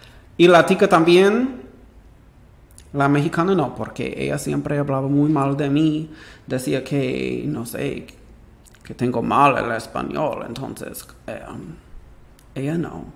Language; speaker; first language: Spanish; non-native, fluent; English